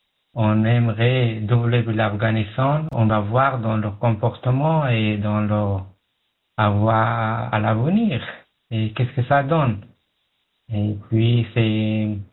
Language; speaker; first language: French; non-native, learner; Pashto